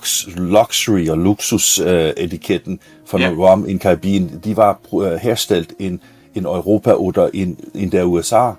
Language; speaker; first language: German; non-native, learner; Danish